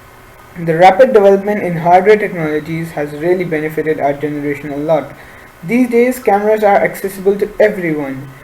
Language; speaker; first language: English; non-native, local second language; Urdu